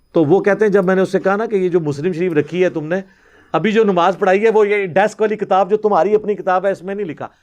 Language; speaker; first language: Urdu; non-native, local second language; Punjabi